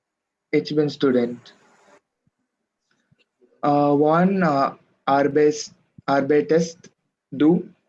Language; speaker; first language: German; non-native, learner; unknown